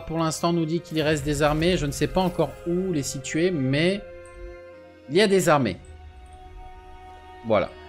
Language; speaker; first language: French; native; French